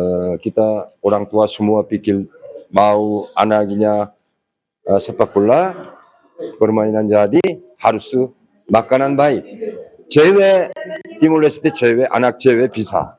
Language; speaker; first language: Indonesian; non-native, learner; Korean